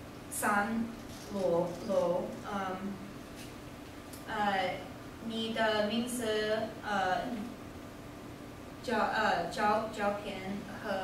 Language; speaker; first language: Chinese; non-native, learner; English